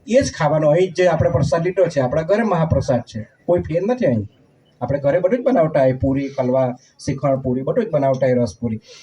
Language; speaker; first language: Gujarati; non-native, local second language; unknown